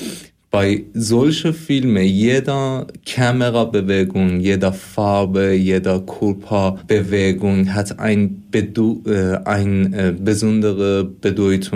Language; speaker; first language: German; non-native, fluent; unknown